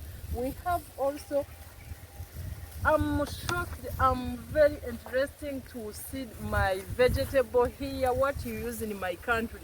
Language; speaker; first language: English; non-native, local second language; Kinyarwanda